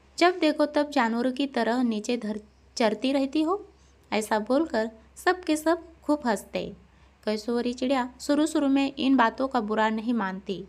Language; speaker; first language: Hindi; non-native, local second language; Marathi